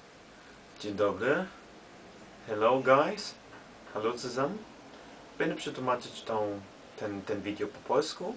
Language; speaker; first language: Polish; non-native, learner; German